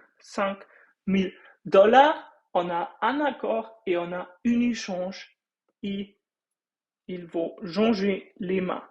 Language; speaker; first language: French; non-native, fluent; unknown